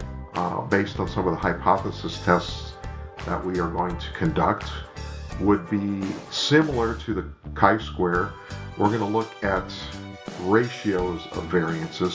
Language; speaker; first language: English; native; English